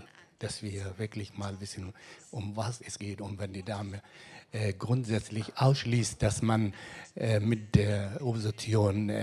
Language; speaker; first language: German; non-native, fluent; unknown